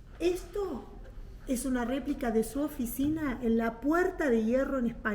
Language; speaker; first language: Spanish; native; Spanish